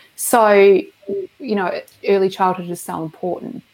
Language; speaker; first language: English; native; English